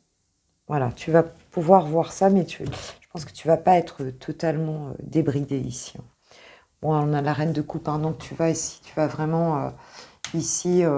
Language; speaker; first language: French; native; French